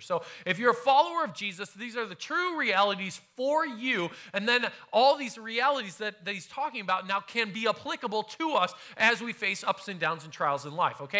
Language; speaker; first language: English; native; English